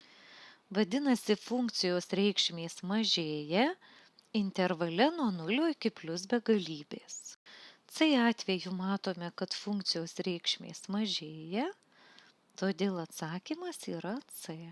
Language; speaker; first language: Lithuanian; native; Lithuanian